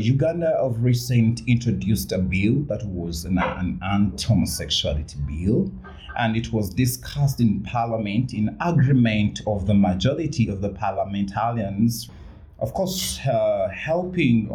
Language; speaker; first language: English; non-native, local second language; Ganda